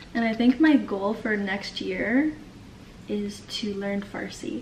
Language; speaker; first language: English; native; English